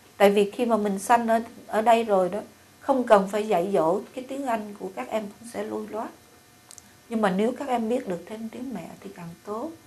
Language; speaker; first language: Vietnamese; native; Vietnamese